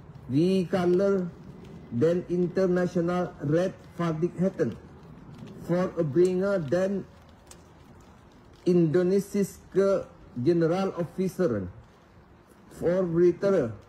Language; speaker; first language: Norwegian; non-native, learner; Achinese